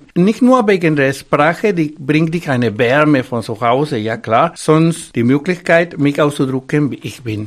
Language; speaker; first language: German; non-native, fluent; Spanish